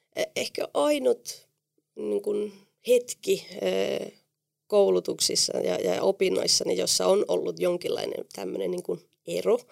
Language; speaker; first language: Finnish; non-native, fluent; Spanish